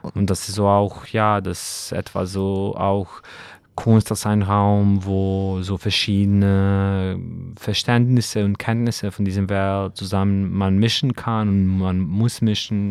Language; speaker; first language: German; non-native, fluent; Serbian